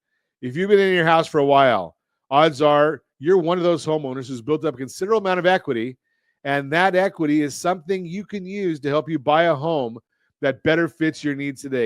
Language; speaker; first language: English; native; English